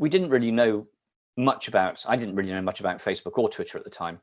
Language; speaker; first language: English; native; English